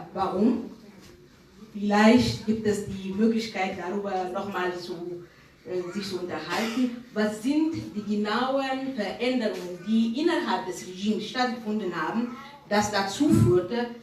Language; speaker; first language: German; non-native, fluent; Arabic